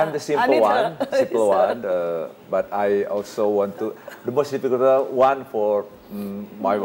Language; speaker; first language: English; non-native, fluent; Indonesian